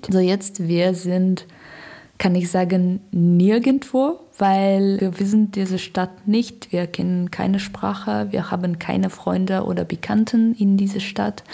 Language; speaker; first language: German; non-native, learner; Russian